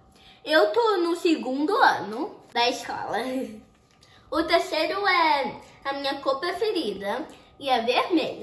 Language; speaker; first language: Portuguese; early bilingual, heritage; Portuguese